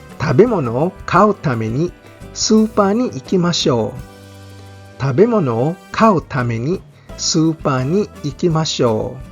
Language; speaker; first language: Japanese; non-native, fluent; Filipino